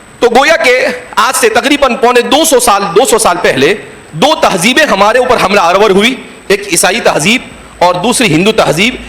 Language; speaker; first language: Urdu; non-native, local second language; Gujarati